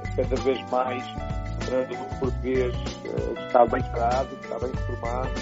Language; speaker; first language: Portuguese; native; Portuguese